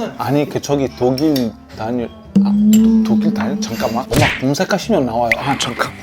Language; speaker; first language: Korean; non-native, fluent; Italian